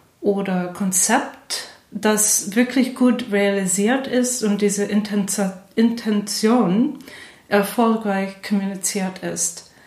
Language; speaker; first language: German; non-native, fluent; English